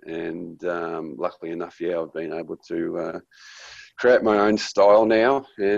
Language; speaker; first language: English; native; English